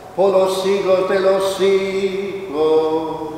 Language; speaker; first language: Spanish; non-native, fluent; English